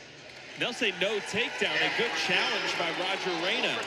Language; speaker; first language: English; native; English